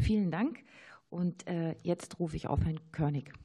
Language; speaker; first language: German; native; German